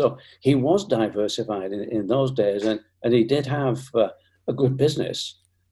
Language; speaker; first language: English; native; English